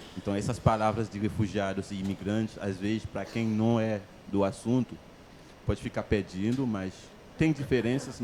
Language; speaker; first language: Portuguese; non-native, fluent; Haitian Creole